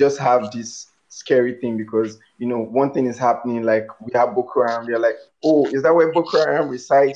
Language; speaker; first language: English; non-native, local second language; Yoruba